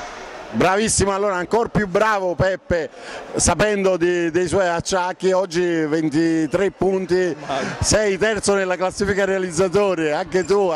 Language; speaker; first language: Italian; native; Italian